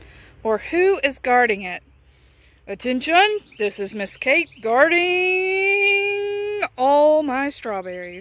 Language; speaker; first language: English; native; English